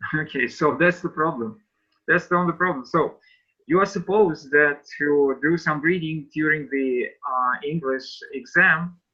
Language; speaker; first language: English; non-native, fluent; Russian